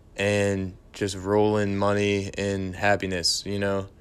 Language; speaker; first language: English; native; English